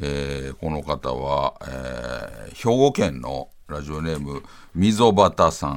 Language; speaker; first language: Japanese; native; Japanese